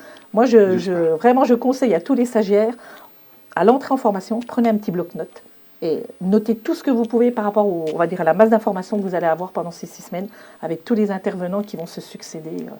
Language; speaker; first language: French; native; French